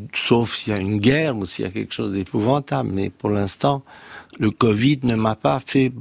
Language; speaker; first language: French; non-native, fluent; Romanian